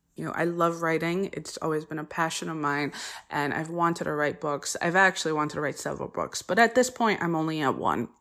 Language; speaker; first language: English; early bilingual, other home language; Polish